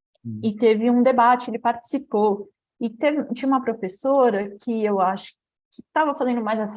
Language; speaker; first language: Portuguese; native; Portuguese